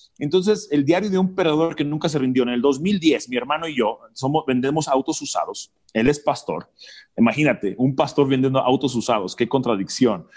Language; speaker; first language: Spanish; early bilingual, other home language; English